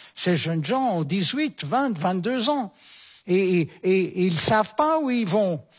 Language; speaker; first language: French; native; French